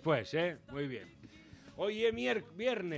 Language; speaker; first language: Spanish; native; Spanish